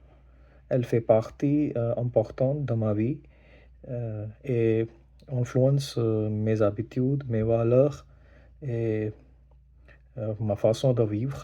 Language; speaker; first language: French; non-native, learner; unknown